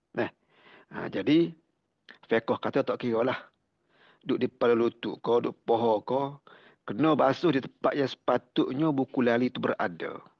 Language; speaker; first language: Malay; native; Malay